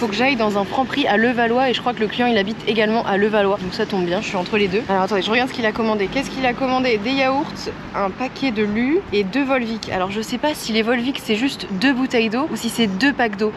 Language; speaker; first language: French; native; French